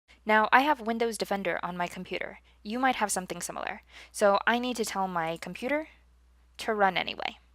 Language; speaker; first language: English; native; English